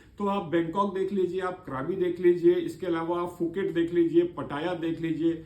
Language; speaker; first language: Hindi; native; Hindi